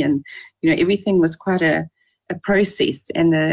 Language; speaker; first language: English; native; English